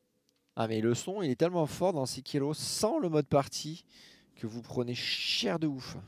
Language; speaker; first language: French; native; French